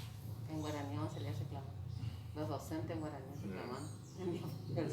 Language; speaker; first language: Spanish; native; Spanish